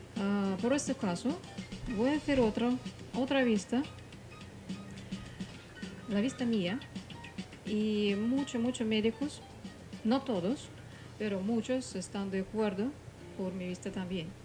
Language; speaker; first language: Spanish; non-native, fluent; Russian